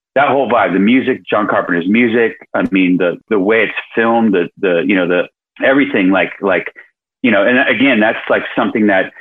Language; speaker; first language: English; native; English